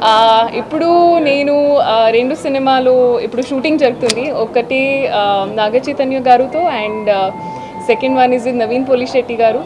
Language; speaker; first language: Telugu; non-native, learner; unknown